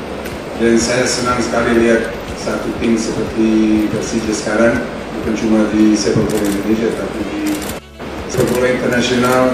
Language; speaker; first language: Indonesian; non-native, fluent; Serbian